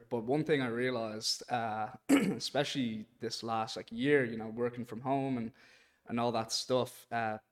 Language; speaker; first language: English; native; English